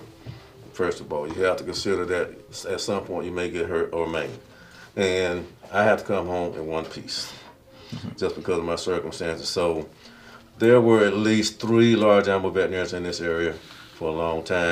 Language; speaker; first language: English; native; English